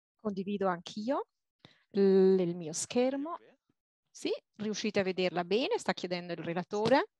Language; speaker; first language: Italian; native; Italian